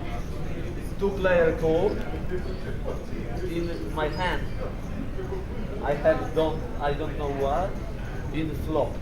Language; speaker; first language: English; non-native, learner; Polish